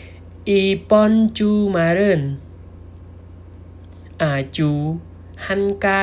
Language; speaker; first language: Korean; non-native, learner; Khmer